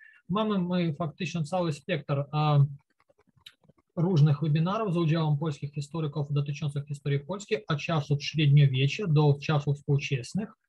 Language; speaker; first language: Polish; non-native, learner; Ukrainian